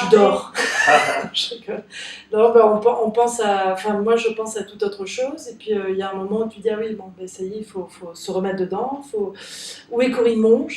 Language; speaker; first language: French; native; French